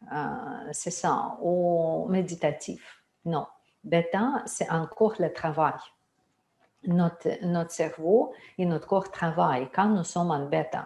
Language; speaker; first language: French; non-native, fluent; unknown